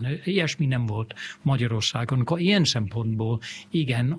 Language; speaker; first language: Hungarian; non-native, fluent; English